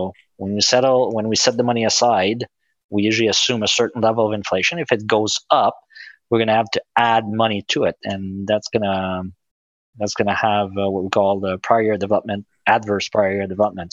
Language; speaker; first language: English; native; English